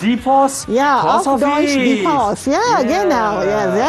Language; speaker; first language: German; non-native, fluent; Malay